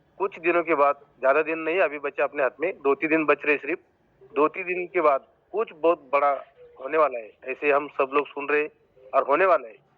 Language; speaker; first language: Hindi; non-native, local second language; Marathi